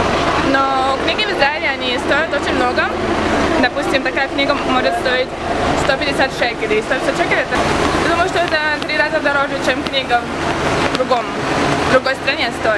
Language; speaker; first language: Russian; early bilingual, heritage; Russian